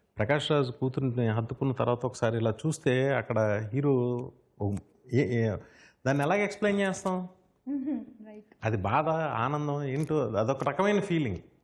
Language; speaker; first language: Telugu; native; Telugu